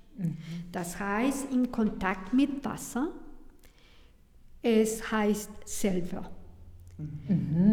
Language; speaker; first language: German; non-native, learner; Spanish